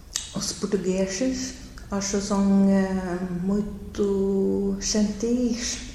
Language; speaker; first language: Portuguese; non-native, learner; Norwegian